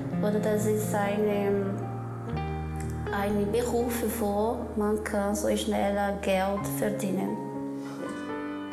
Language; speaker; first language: German; non-native, learner; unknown